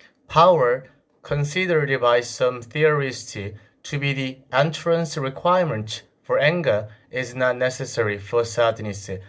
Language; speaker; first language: English; non-native, fluent; Korean